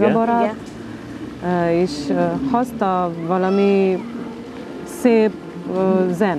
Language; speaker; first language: Hungarian; non-native, local second language; Romanian